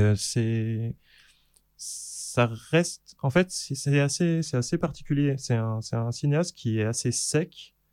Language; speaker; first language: French; native; French